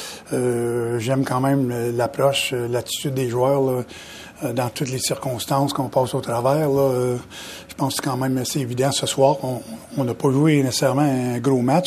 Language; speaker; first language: French; native; French